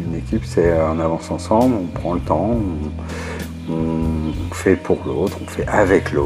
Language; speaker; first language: French; native; French